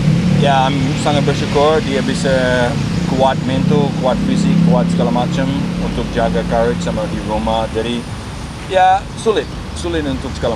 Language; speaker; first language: Indonesian; non-native, fluent; English